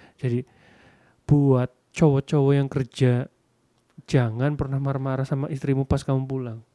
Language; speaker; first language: Indonesian; native; Indonesian